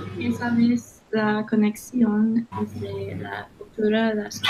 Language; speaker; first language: Spanish; non-native, learner; English